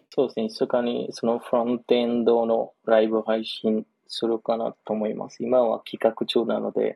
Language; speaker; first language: Japanese; non-native, fluent; Bangla